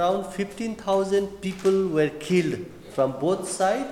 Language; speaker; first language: English; non-native, fluent; Nepali